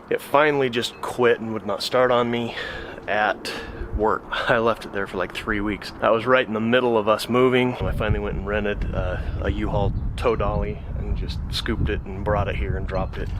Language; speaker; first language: English; native; English